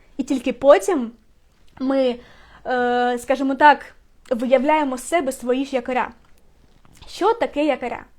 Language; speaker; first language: Ukrainian; non-native, local second language; Russian